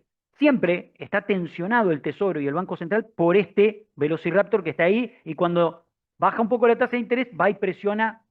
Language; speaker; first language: Spanish; native; Spanish